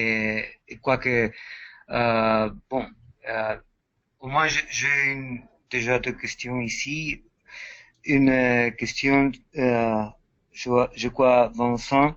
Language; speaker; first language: French; non-native, fluent; Spanish